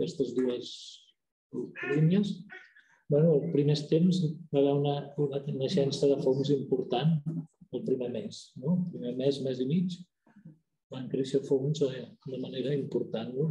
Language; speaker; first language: Catalan; native; Catalan